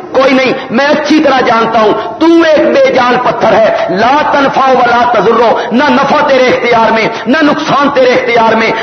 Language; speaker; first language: Urdu; non-native, local second language; Punjabi